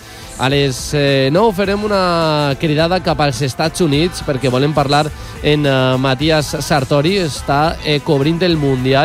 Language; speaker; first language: Catalan; native; Catalan